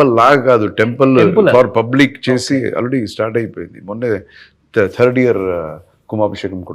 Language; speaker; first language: Telugu; native; Telugu